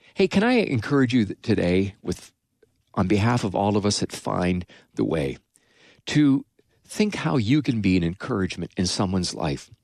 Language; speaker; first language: English; native; English